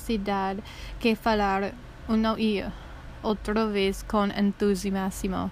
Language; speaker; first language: Spanish; non-native, learner; English